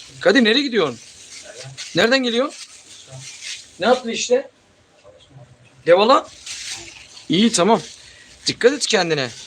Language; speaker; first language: Turkish; native; Turkish